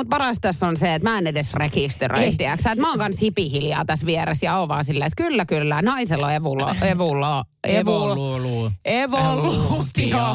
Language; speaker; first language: Finnish; native; Finnish